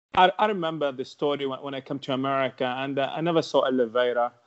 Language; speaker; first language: English; non-native, learner; Arabic